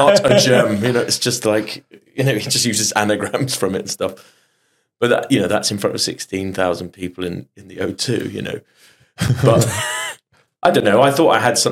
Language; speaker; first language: English; native; English